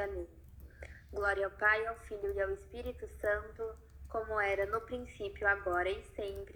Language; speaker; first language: Portuguese; native; Portuguese